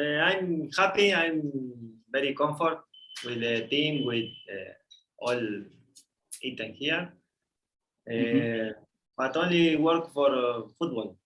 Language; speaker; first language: English; non-native, learner; Spanish